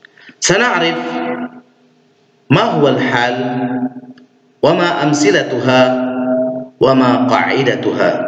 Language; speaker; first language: Arabic; non-native, fluent; Indonesian